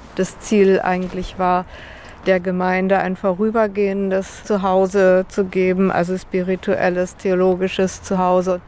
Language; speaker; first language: German; native; German